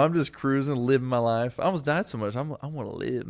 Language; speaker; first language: English; native; English